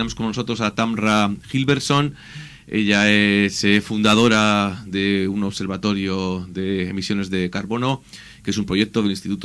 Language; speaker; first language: Spanish; native; Spanish